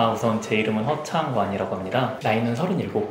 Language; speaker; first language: Korean; native; Korean